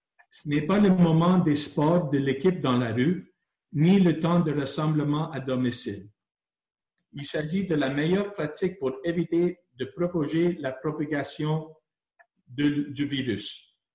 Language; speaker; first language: French; non-native, local second language; English